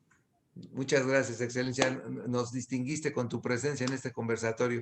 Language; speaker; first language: Spanish; native; Spanish